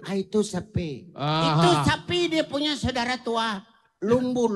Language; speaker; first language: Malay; non-native, local second language; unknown